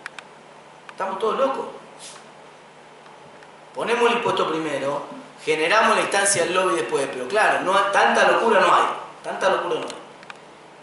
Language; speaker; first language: Spanish; native; Spanish